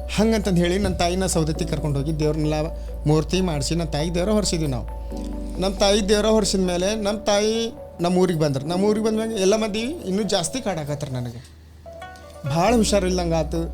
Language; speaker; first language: Kannada; native; Kannada